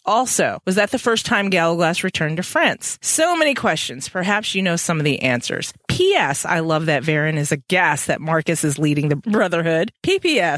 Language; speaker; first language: English; native; English